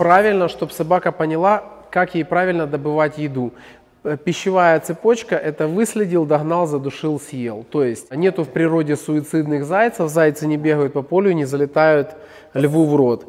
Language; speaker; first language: Russian; native; Russian